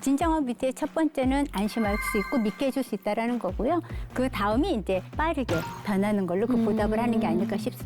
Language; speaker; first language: Korean; native; Korean